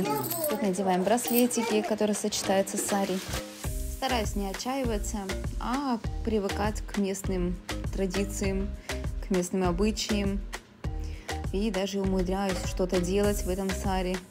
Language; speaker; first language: Russian; native; Russian